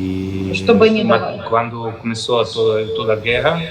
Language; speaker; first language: Portuguese; non-native, fluent; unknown